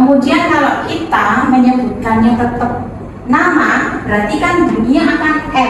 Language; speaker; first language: Indonesian; native; Indonesian